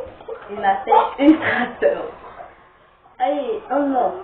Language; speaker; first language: French; native; French